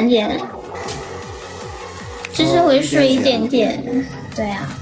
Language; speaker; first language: Chinese; non-native, learner; Indonesian